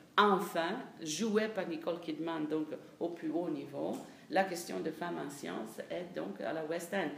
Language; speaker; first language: French; non-native, fluent; Italian